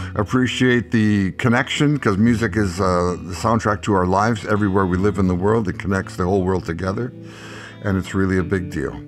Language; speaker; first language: English; native; English